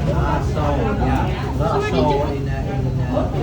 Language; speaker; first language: English; non-native, fluent; Vietnamese